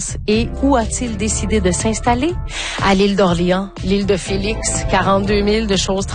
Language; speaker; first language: French; native; French